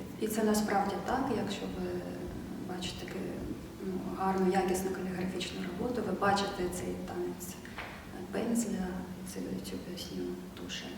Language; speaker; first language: Ukrainian; native; Ukrainian